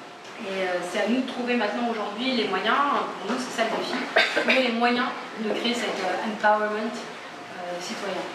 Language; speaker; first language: French; native; French